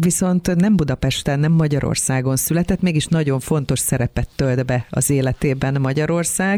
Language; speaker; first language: Hungarian; native; Hungarian